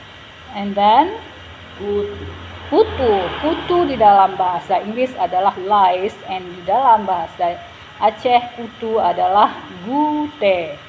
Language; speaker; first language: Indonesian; non-native, local second language; Achinese